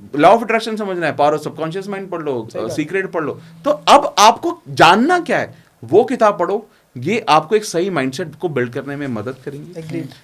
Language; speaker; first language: Hindi; native; Hindi